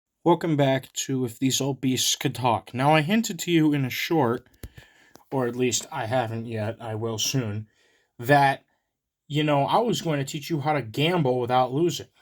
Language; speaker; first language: English; native; English